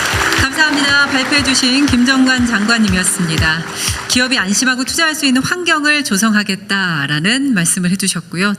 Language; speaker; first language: Korean; native; Korean